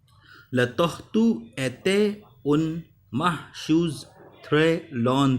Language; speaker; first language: French; non-native, learner; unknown